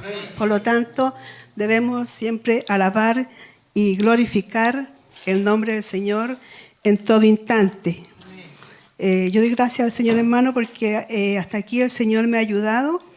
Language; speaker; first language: Spanish; native; Spanish